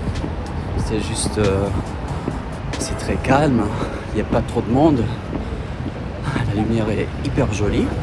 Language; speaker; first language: French; non-native, fluent; English